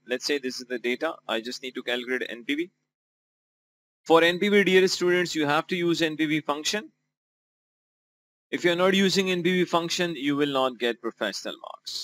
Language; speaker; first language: English; non-native, local second language; Urdu